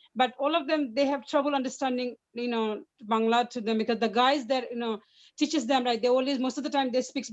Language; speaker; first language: English; non-native, fluent; Bangla